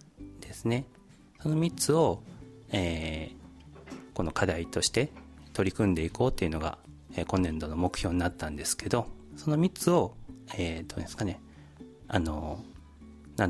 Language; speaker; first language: Japanese; native; Japanese